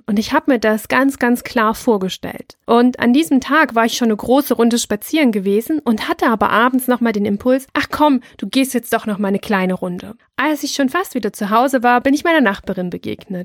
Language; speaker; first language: German; native; German